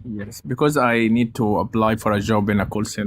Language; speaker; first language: English; non-native, learner; Arabic